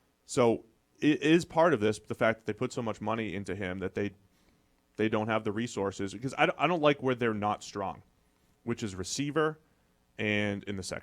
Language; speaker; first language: English; native; English